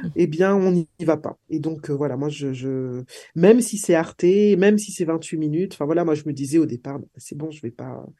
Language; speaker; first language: French; native; French